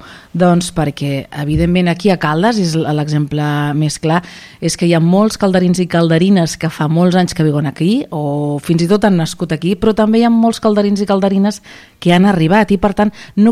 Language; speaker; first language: Catalan; native; Catalan